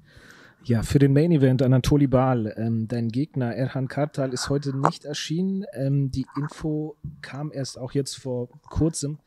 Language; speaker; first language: German; native; German